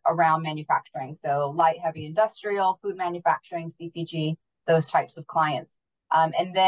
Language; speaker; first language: English; native; English